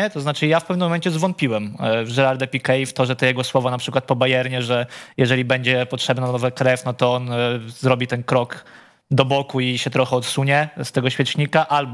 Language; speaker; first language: Polish; native; Polish